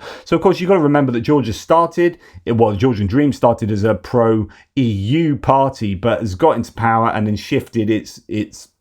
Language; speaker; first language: English; native; English